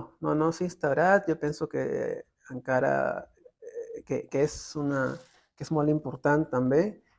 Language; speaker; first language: Catalan; non-native, learner; Spanish